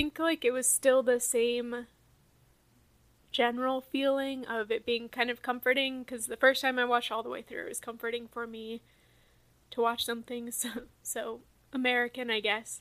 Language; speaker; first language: English; native; English